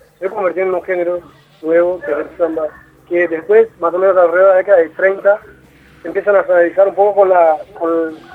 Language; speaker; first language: Spanish; non-native, fluent; Portuguese